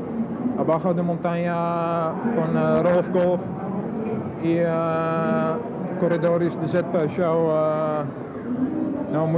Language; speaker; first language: Spanish; non-native, learner; Dutch